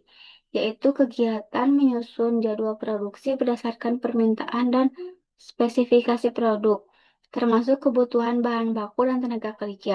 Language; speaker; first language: Indonesian; native; Indonesian